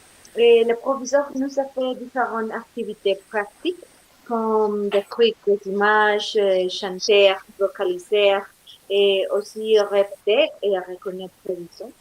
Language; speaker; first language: French; non-native, learner; Spanish